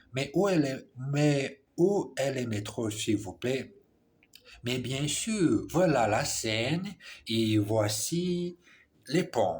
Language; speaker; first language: French; non-native, learner; English